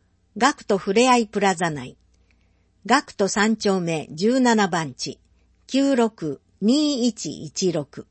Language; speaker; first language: Japanese; native; Japanese